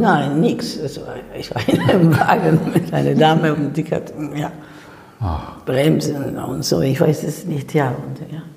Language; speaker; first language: German; non-native, fluent; Spanish